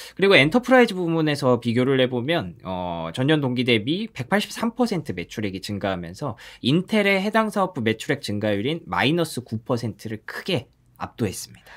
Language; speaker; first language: Korean; native; Korean